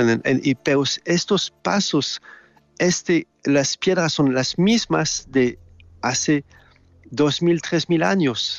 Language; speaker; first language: Spanish; non-native, fluent; French